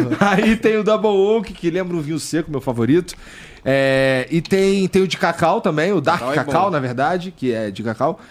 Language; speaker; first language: Portuguese; native; Portuguese